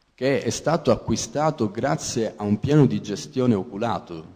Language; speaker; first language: Italian; native; Italian